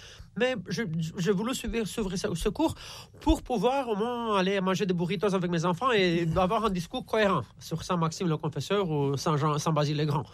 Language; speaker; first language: French; non-native, fluent; Romanian